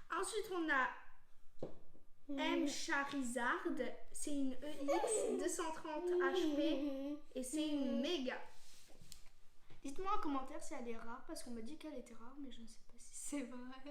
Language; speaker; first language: French; native; French